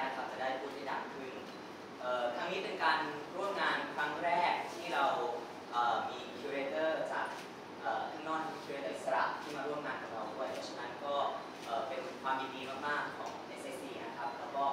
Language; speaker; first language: Thai; native; Thai